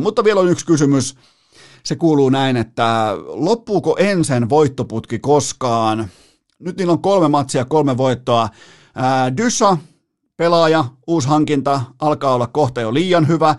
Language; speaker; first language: Finnish; native; Finnish